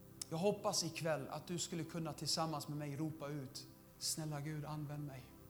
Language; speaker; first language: Swedish; native; Swedish